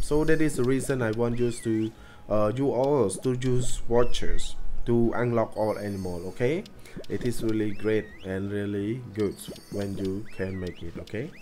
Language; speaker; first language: English; non-native, learner; Khmer